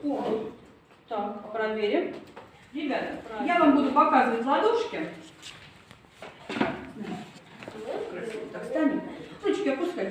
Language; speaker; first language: Russian; native; Russian